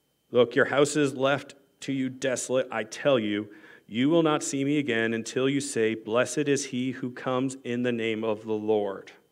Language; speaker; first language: English; native; English